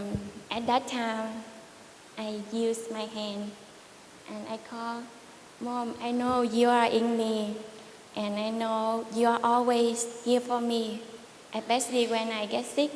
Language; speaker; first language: English; non-native, learner; Vietnamese